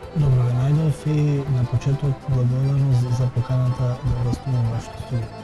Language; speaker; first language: Macedonian; native; Macedonian